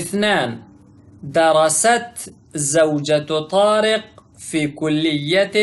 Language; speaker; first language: Arabic; non-native, fluent; Pashto